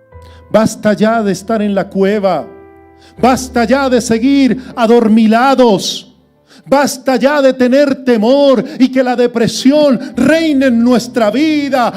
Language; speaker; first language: Spanish; native; Spanish